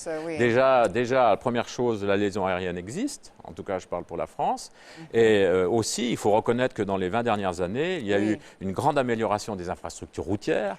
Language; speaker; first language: French; native; French